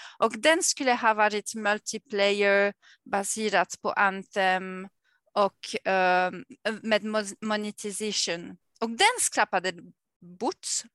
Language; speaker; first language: Swedish; non-native, fluent; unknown